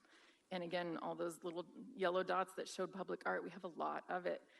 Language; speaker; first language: English; native; English